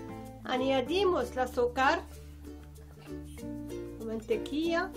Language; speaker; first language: Spanish; non-native, fluent; Arabic